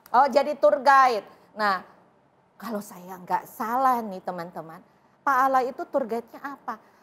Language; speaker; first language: Indonesian; native; Indonesian